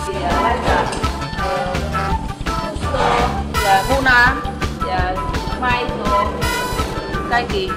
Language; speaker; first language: Finnish; non-native, learner; Khmer